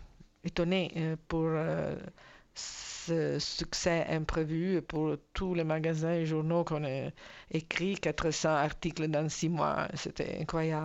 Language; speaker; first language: French; non-native, fluent; Italian